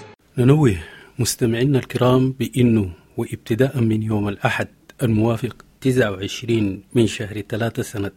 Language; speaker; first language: Arabic; native; Arabic